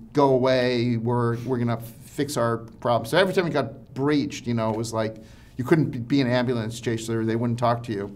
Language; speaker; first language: English; native; English